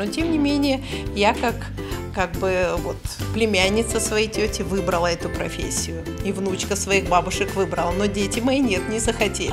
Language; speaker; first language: Russian; native; Russian